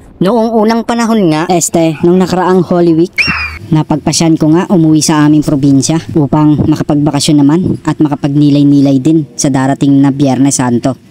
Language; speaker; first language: Filipino; non-native, local second language; Bikol